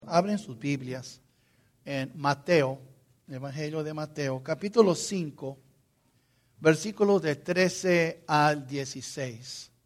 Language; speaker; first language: Spanish; non-native, fluent; Portuguese